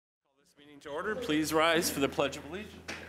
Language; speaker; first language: English; native; English